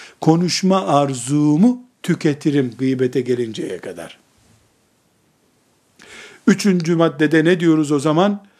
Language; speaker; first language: Turkish; native; Turkish